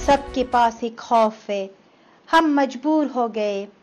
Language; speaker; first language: Hindi; non-native, fluent; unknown